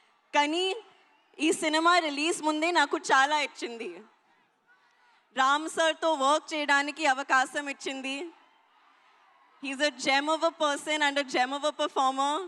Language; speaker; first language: Telugu; non-native, learner; Hindi